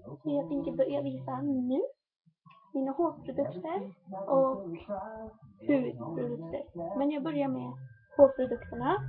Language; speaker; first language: Swedish; non-native, learner; Korean